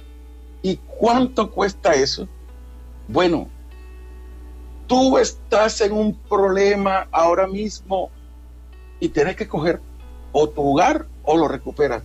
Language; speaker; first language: Spanish; native; Spanish